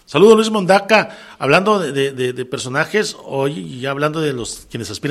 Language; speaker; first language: Spanish; native; Spanish